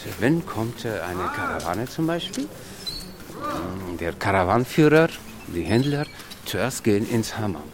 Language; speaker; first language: German; non-native, learner; Tajik